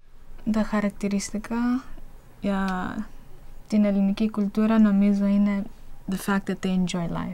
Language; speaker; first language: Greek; early bilingual, heritage; Greek